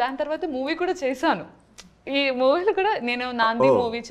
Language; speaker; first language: Telugu; non-native, learner; Malayalam